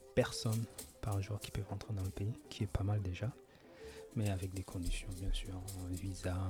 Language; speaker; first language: French; native; French